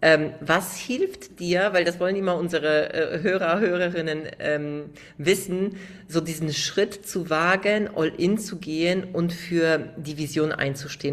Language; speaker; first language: German; native; German